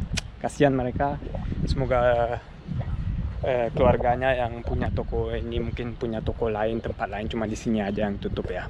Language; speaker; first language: Indonesian; early bilingual, heritage; German